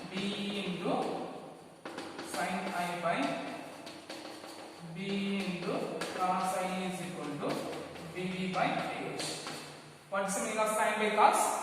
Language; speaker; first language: English; non-native, local second language; Tamil